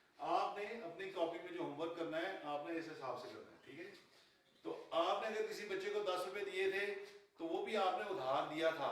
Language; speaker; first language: Urdu; non-native, local second language; Punjabi